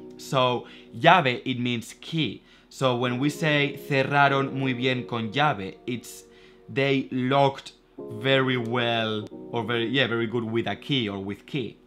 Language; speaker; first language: English; non-native, fluent; Spanish